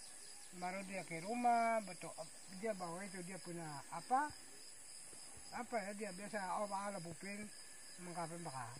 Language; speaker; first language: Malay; non-native, local second language; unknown